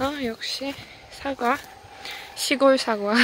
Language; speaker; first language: Korean; non-native, learner; Azerbaijani